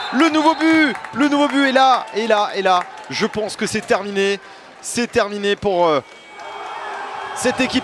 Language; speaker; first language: French; native; French